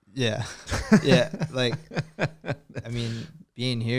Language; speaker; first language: English; native; English